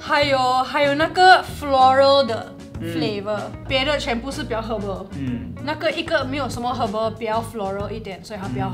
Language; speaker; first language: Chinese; non-native, local second language; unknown